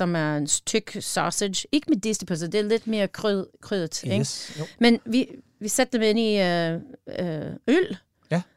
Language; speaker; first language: Danish; non-native, fluent; English